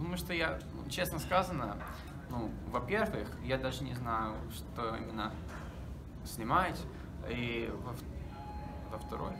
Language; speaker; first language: Russian; non-native, learner; English